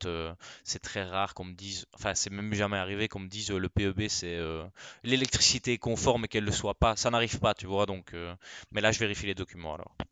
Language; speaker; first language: French; native; French